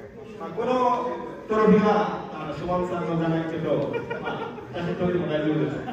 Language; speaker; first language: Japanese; non-native, fluent; Bangla